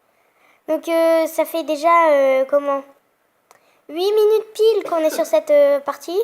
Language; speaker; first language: French; native; French